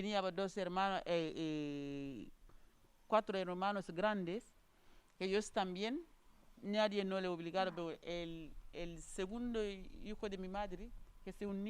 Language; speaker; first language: Spanish; non-native, learner; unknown